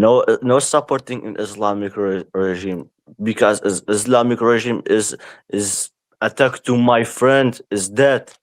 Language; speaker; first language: English; non-native, learner; Persian